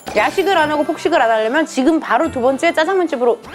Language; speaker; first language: Korean; native; Korean